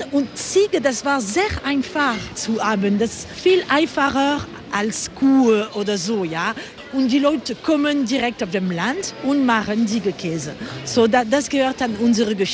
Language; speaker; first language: German; non-native, learner; French